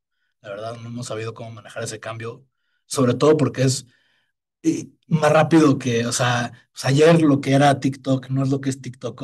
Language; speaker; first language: Spanish; native; Spanish